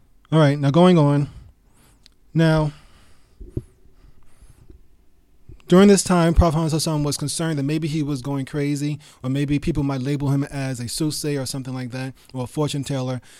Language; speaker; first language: English; native; English